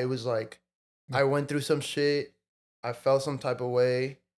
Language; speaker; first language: English; early bilingual, other home language; Spanish